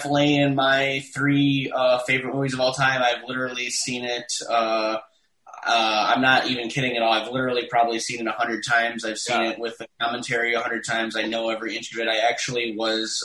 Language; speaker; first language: English; native; English